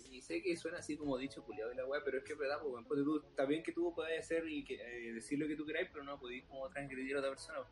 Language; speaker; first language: Spanish; native; Spanish